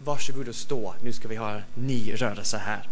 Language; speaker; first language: Swedish; non-native, fluent; English